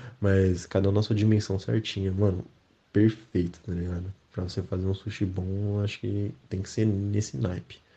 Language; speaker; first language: Portuguese; native; Portuguese